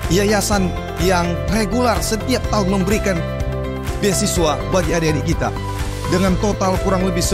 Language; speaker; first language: Indonesian; native; Indonesian